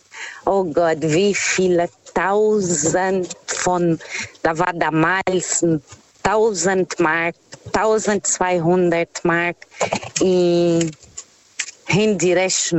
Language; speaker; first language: German; non-native, fluent; Portuguese